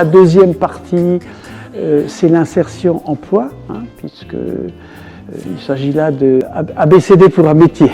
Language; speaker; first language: French; native; French